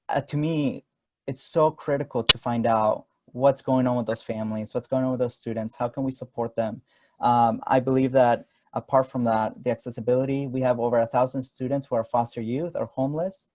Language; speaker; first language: English; non-native, fluent; Spanish